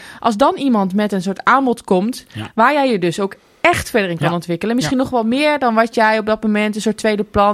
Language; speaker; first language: Dutch; native; Dutch